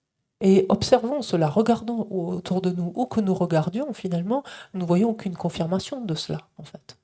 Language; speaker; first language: French; native; French